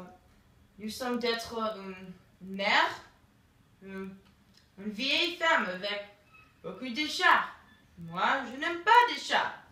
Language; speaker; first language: French; non-native, learner; English